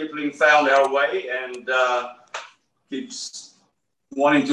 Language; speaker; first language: English; native; English